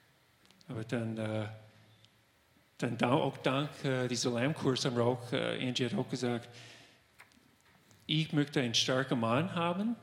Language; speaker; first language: German; non-native, fluent; English